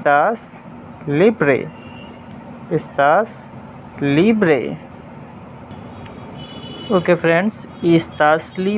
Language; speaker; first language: Spanish; non-native, learner; Hindi